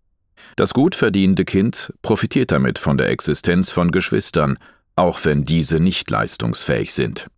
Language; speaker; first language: German; native; German